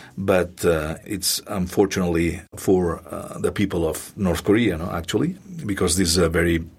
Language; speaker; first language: English; non-native, fluent; Spanish